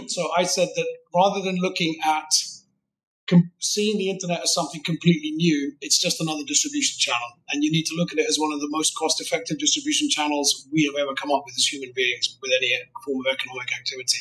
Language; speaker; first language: English; native; English